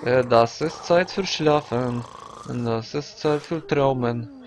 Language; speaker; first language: German; non-native, learner; Russian